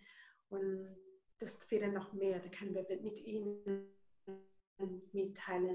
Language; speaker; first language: German; non-native, learner; Chinese